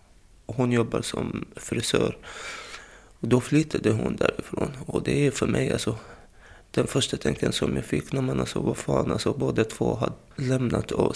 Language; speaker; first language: Swedish; non-native, fluent; Arabic